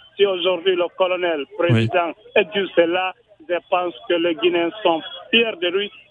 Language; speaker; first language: French; non-native, local second language; Susu